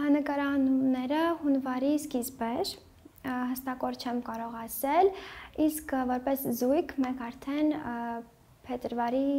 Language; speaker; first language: Armenian; early bilingual, heritage; Armenian